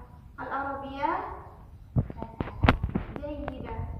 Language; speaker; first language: Arabic; non-native, learner; Indonesian